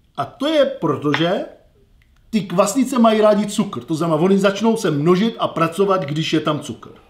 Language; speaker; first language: Czech; non-native, fluent; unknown